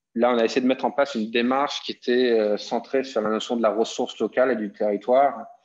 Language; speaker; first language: French; native; French